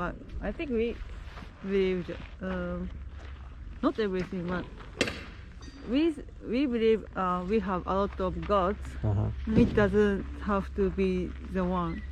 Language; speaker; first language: English; non-native, learner; Japanese